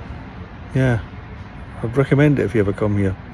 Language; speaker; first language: English; native; English